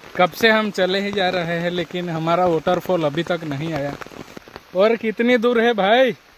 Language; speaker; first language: Hindi; non-native, local second language; Gujarati